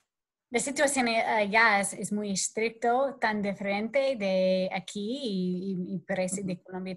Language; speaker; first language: Spanish; non-native, fluent; English